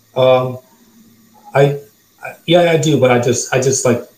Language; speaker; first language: English; non-native, fluent; German